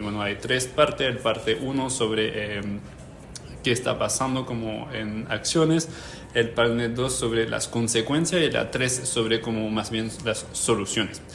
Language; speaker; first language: Spanish; non-native, fluent; French